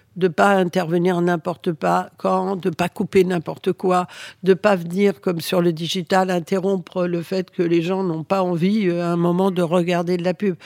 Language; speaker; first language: French; early bilingual, other home language; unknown